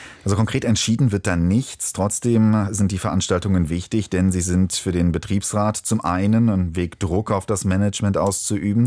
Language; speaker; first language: German; native; German